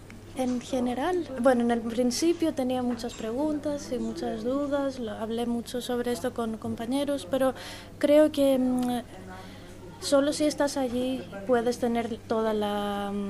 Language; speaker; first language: Spanish; non-native, fluent; Greek